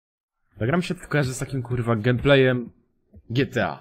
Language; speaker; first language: Polish; native; Polish